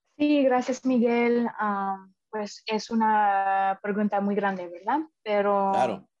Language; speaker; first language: Spanish; early bilingual, heritage; Spanish